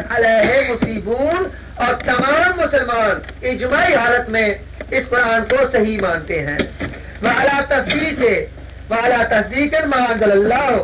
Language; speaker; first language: Urdu; non-native, local second language; Punjabi